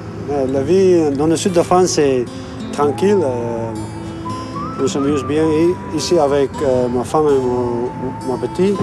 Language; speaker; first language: French; non-native, learner; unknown